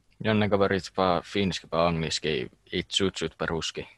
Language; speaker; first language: Russian; non-native, learner; Finnish